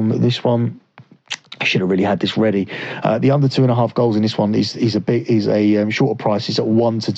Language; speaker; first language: English; native; English